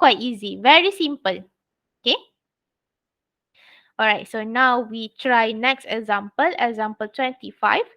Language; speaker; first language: English; non-native, local second language; Malay